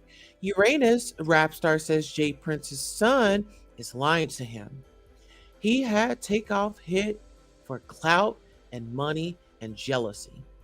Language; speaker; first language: English; native; English